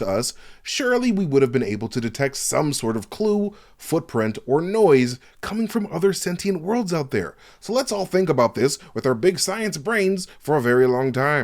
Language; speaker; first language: English; native; English